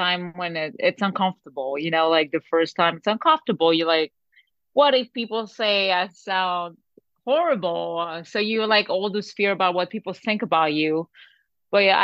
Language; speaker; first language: English; non-native, fluent; French